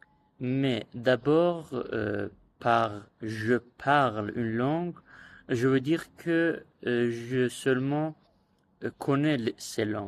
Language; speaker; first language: French; non-native, learner; Azerbaijani